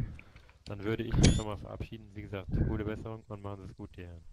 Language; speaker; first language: German; native; German